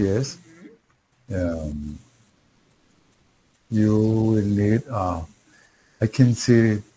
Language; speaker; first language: English; non-native, learner; Spanish